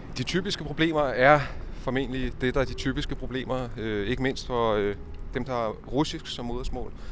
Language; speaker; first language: Danish; native; Danish